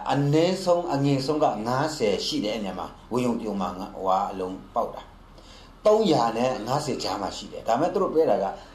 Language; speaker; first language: Burmese; non-native, local second language; Kachin